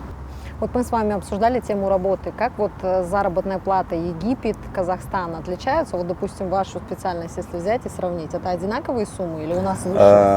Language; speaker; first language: Russian; native; Russian